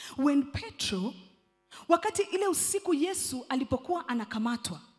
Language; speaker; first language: English; non-native, local second language; Swahili